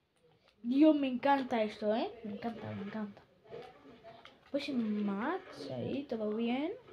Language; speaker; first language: Spanish; native; Spanish